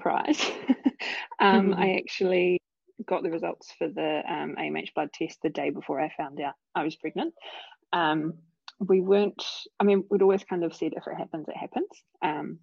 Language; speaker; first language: English; native; English